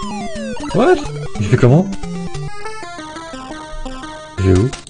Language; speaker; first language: French; native; French